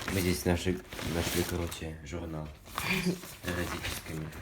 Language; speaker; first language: Russian; native; Russian